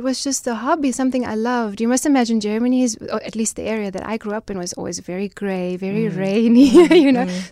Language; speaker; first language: English; non-native, fluent; German